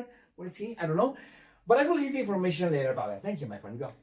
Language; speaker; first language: English; non-native, fluent; Spanish